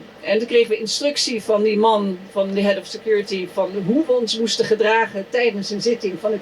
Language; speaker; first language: Dutch; native; Dutch